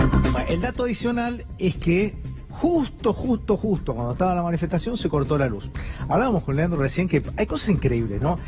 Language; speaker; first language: Spanish; native; Spanish